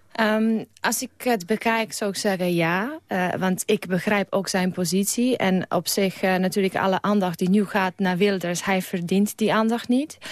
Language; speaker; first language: Dutch; non-native, fluent; Polish